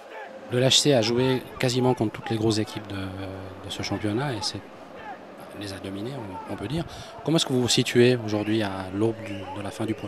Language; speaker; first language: French; native; French